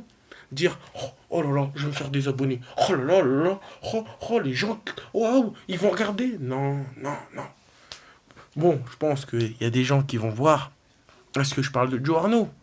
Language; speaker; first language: French; native; French